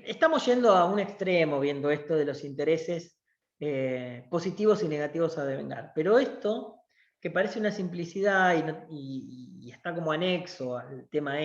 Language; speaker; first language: Spanish; native; Spanish